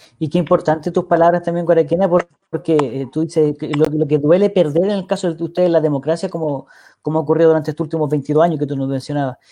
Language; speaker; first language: Spanish; native; Spanish